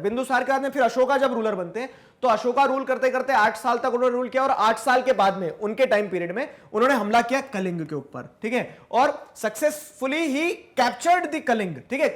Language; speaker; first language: Hindi; native; Hindi